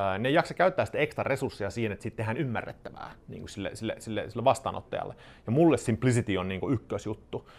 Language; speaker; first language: Finnish; non-native, fluent; Swedish